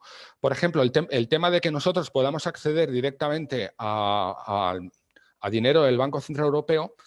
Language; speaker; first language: Spanish; native; Spanish